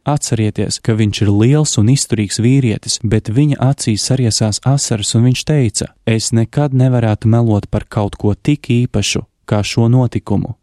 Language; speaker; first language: Latvian; native; Latvian